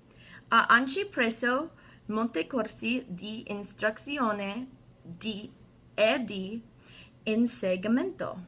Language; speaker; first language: Italian; non-native, learner; English